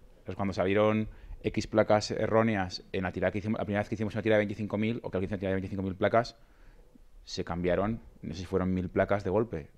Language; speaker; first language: Spanish; native; Spanish